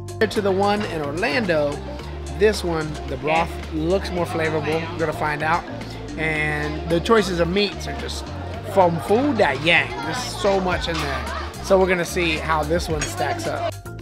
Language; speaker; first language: English; native; English